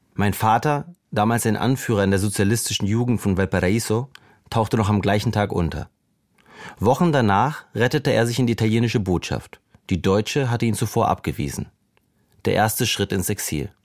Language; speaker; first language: German; native; German